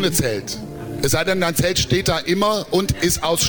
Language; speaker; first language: German; native; German